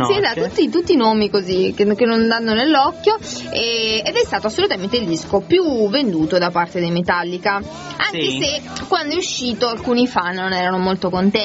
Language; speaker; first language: Italian; native; Italian